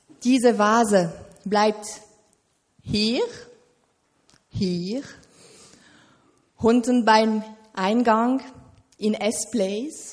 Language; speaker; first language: German; non-native, fluent; French